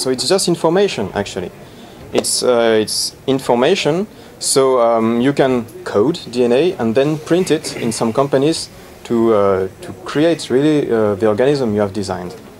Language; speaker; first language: English; non-native, fluent; French